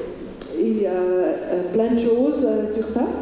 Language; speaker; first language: French; non-native, local second language; Swiss German